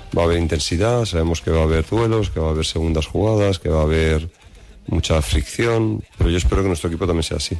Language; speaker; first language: Spanish; native; Spanish